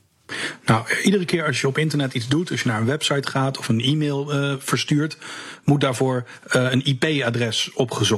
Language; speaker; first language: Dutch; native; Dutch